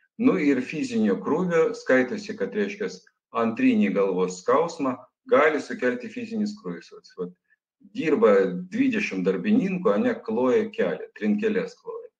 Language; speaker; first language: Lithuanian; non-native, local second language; Russian